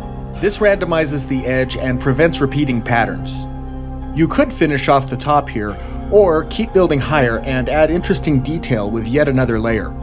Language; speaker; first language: English; native; English